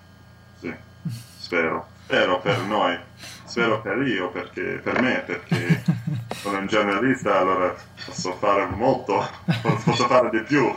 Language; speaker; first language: Italian; non-native, learner; English